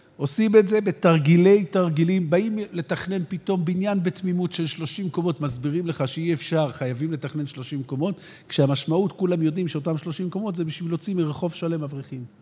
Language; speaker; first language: Hebrew; native; Hebrew